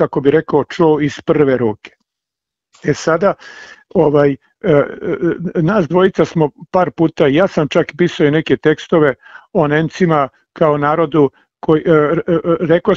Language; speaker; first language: Serbian; native; Serbian